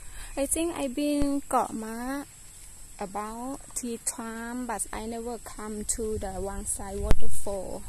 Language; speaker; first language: English; non-native, learner; Thai